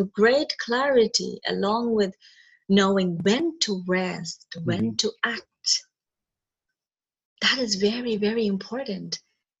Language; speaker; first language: English; non-native, local second language; Malayalam